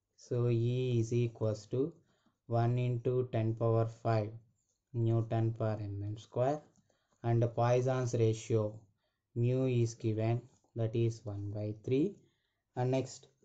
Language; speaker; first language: English; non-native, local second language; Telugu